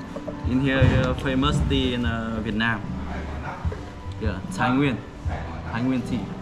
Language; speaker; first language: English; non-native, learner; Vietnamese